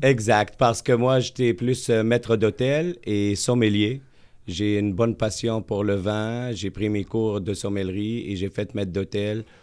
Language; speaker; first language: French; non-native, local second language; Arabic